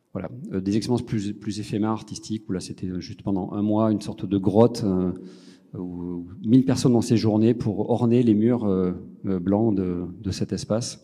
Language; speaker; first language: French; native; French